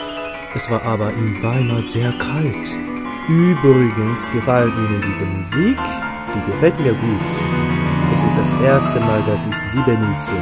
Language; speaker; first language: German; non-native, learner; Japanese